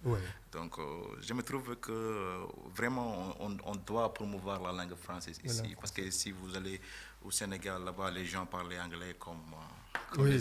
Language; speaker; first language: French; non-native, fluent; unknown